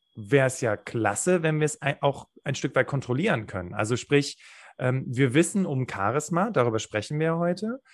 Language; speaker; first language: German; native; German